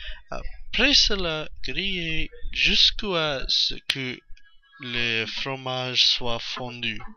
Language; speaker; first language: French; non-native, learner; English